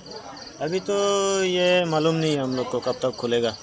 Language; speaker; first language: Hindi; non-native, local second language; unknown